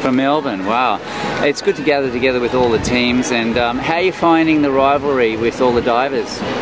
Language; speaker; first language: English; native; English